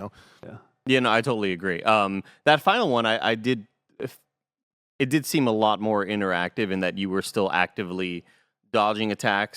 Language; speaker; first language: English; native; English